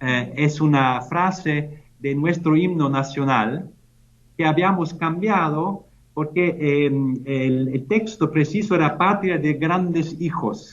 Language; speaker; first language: Spanish; non-native, fluent; German